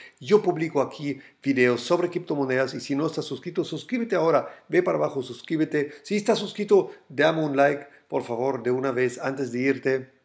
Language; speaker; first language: Spanish; non-native, fluent; German